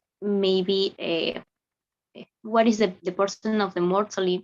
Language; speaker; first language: English; non-native, learner; Spanish